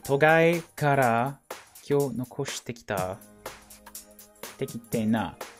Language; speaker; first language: Japanese; non-native, learner; English